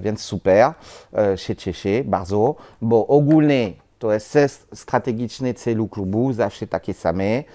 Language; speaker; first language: Polish; non-native, learner; French